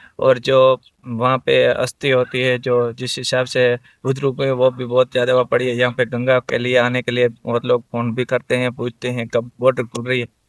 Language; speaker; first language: Urdu; non-native, local second language; Sindhi